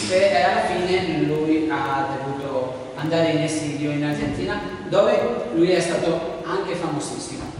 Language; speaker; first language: Italian; non-native, learner; Spanish